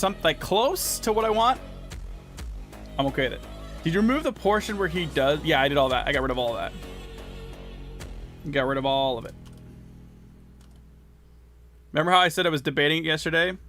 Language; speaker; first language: English; native; English